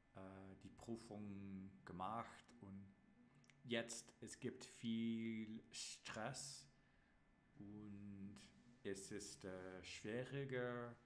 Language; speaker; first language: German; non-native, learner; English